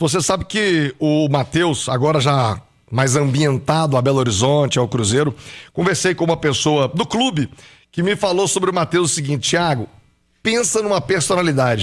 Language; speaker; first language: Portuguese; native; Portuguese